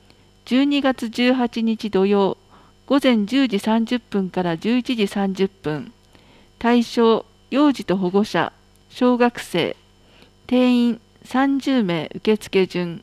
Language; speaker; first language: Japanese; native; Japanese